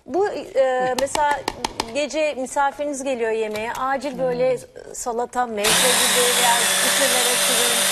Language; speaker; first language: Turkish; native; Turkish